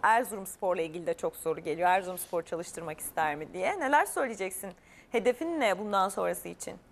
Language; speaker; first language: Turkish; native; Turkish